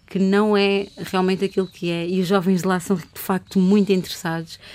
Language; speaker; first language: Portuguese; native; Portuguese